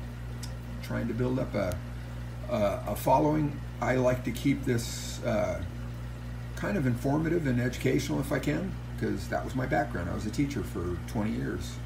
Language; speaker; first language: English; native; English